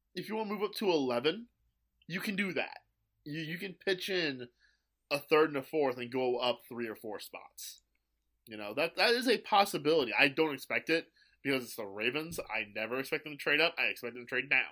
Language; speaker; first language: English; native; English